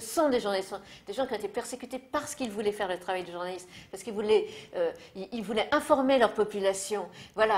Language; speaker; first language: French; native; French